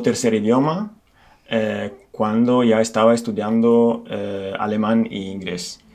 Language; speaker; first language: Spanish; non-native, fluent; Italian